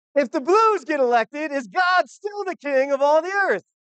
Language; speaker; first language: English; native; English